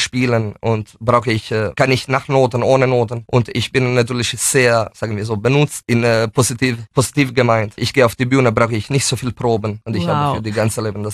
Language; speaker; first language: German; non-native, fluent; Italian